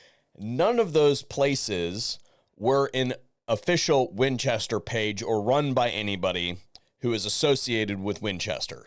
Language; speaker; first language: English; native; English